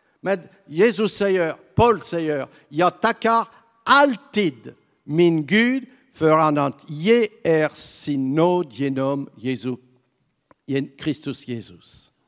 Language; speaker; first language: Swedish; non-native, fluent; French